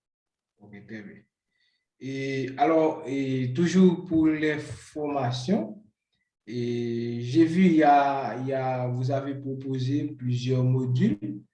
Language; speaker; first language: French; non-native, local second language; Haitian Creole